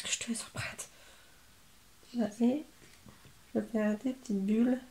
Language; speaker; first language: French; native; French